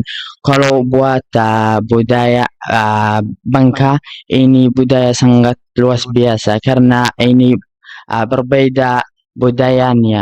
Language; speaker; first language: Indonesian; non-native, learner; Arabic